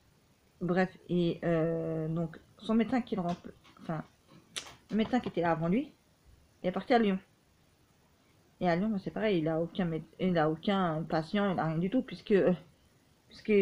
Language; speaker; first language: French; native; French